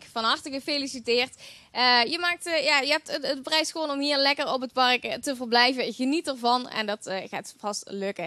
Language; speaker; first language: Dutch; native; Dutch